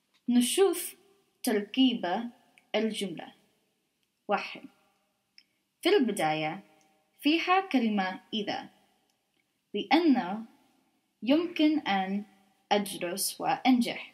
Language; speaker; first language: Arabic; non-native, learner; English